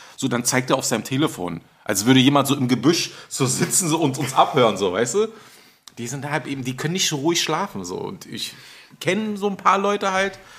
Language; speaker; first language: German; native; German